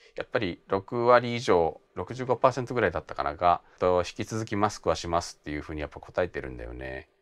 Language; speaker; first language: Japanese; native; Japanese